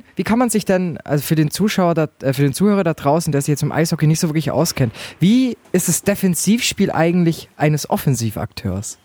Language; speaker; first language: German; native; German